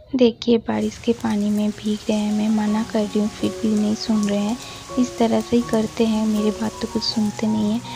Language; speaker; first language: Hindi; non-native, local second language; Bangla